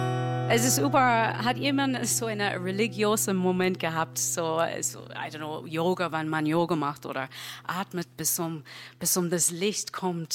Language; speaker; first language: German; non-native, learner; English